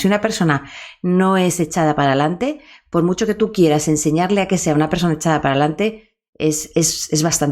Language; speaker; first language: Spanish; native; Spanish